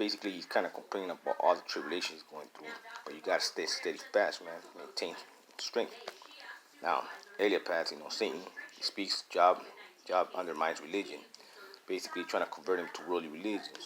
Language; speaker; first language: English; native; English